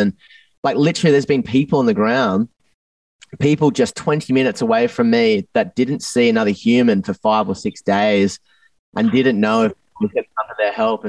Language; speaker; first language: English; native; English